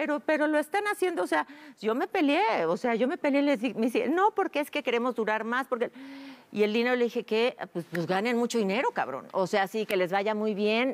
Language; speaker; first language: Spanish; native; Spanish